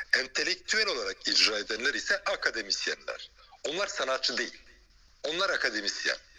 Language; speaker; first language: Turkish; early bilingual, heritage; Turkish